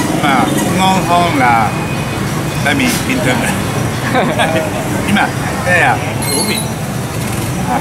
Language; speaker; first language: Vietnamese; non-native, learner; Japanese